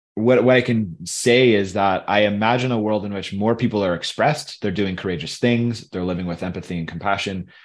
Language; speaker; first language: English; native; English